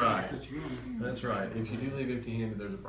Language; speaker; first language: English; native; English